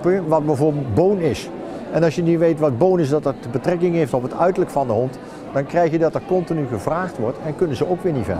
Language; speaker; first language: Dutch; native; Dutch